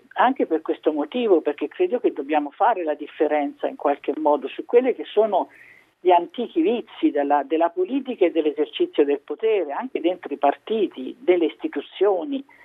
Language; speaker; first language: Italian; native; Italian